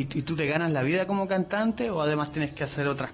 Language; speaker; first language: Spanish; native; Spanish